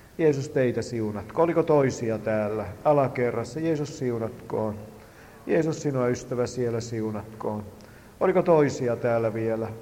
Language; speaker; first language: Finnish; native; Finnish